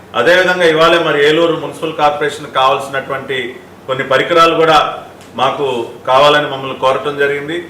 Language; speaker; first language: Telugu; native; Telugu